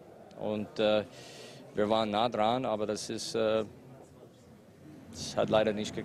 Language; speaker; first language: German; non-native, fluent; English